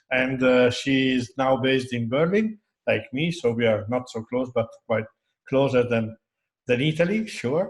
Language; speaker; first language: English; non-native, fluent; Italian